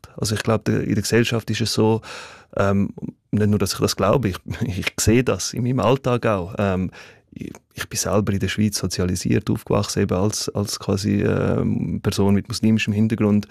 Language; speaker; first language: German; early bilingual, other home language; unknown